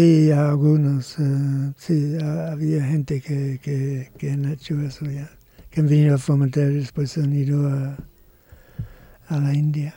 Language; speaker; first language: Spanish; non-native, learner; English